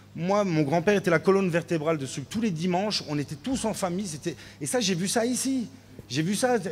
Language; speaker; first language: French; native; French